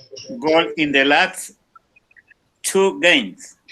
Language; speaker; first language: English; non-native, learner; Spanish